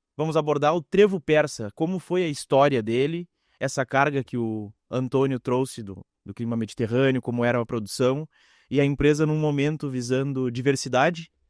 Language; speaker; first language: Portuguese; native; Portuguese